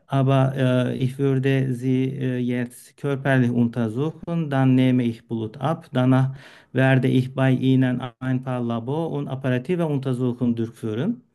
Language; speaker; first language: German; non-native, learner; Turkish